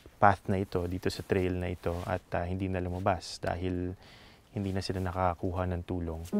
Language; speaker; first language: Filipino; native; Filipino